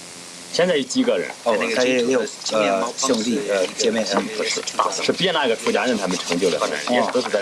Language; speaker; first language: Chinese; native; Chinese